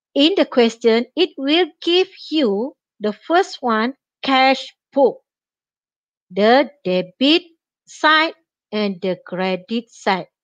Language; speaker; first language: English; non-native, local second language; Malay